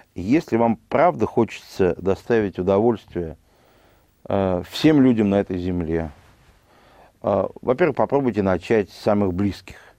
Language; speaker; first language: Russian; native; Russian